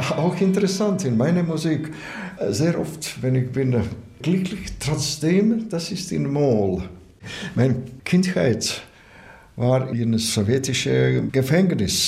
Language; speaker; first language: German; non-native, learner; Latvian